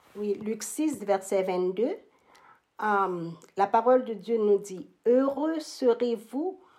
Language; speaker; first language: French; native; French